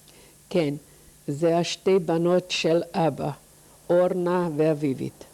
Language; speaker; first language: Hebrew; non-native, fluent; Yiddish